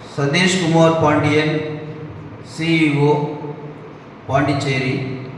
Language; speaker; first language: English; non-native, local second language; Tamil